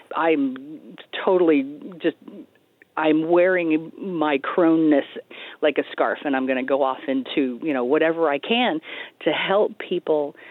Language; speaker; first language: English; native; English